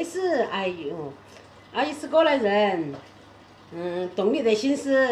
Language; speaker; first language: Chinese; native; Chinese